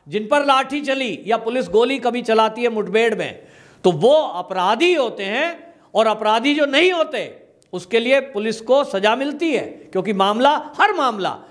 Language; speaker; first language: Hindi; native; Hindi